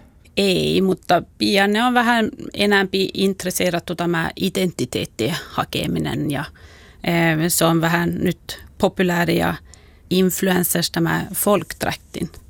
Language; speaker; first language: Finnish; non-native, local second language; Swedish